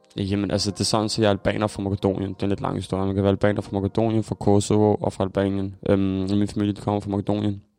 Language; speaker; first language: Danish; early bilingual, other home language; Albanian